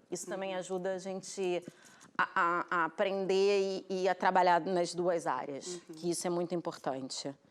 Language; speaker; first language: Portuguese; native; Portuguese